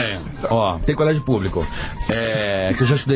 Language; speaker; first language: Portuguese; native; Portuguese